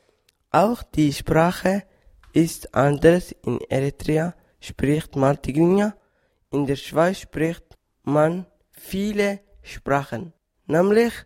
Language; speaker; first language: German; non-native, learner; Tigrinya